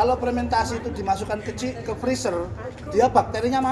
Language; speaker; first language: Indonesian; native; Indonesian